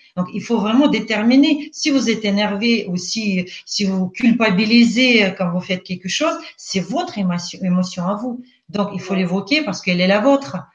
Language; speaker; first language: French; non-native, fluent; Russian